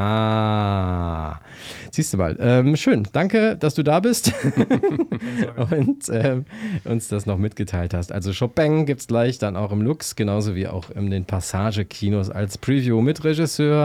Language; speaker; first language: German; native; German